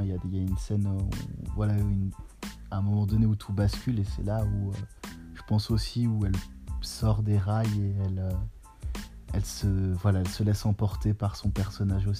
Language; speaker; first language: French; native; French